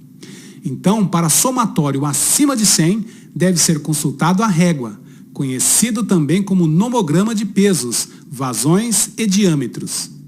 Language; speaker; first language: Portuguese; native; Portuguese